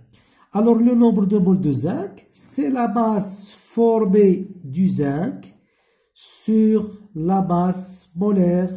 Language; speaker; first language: French; non-native, local second language; Arabic